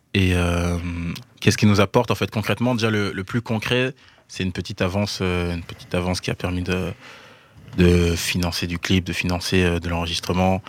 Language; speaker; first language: French; native; French